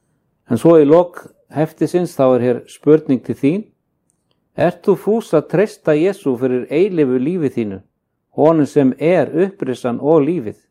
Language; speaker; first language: Icelandic; native; Icelandic